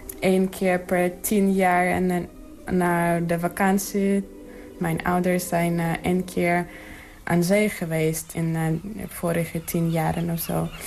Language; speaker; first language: Dutch; non-native, learner; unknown